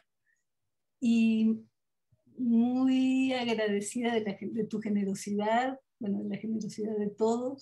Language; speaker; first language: Spanish; native; Spanish